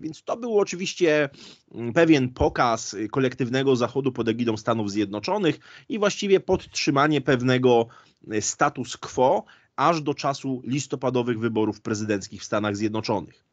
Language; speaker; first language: Polish; native; Polish